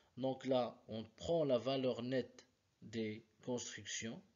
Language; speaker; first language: French; non-native, local second language; Arabic